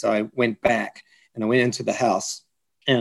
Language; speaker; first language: English; native; English